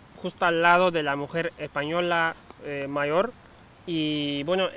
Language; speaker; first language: Spanish; non-native, fluent; Turkish